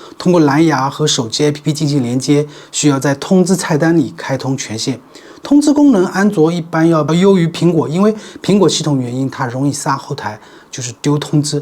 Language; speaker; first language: Chinese; native; Chinese